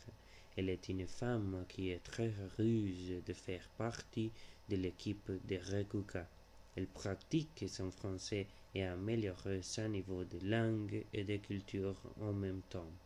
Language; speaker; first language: French; non-native, learner; Spanish